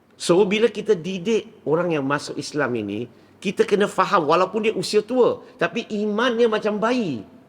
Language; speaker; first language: Malay; non-native, local second language; Min Nan Chinese